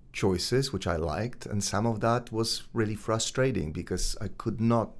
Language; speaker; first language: English; non-native, fluent; Polish